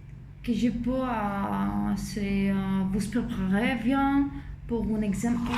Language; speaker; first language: French; non-native, fluent; Spanish